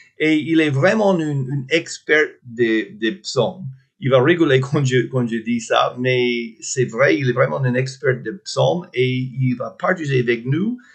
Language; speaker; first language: French; non-native, fluent; English